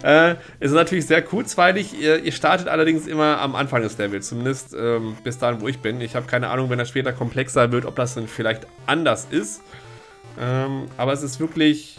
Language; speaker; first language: German; native; German